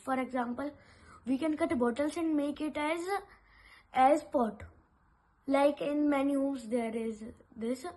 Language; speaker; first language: English; non-native, local second language; Hindi